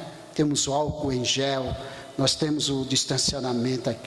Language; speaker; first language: Portuguese; native; Portuguese